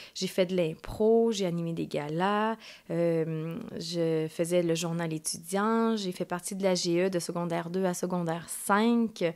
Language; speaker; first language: French; early bilingual, other home language; Spanish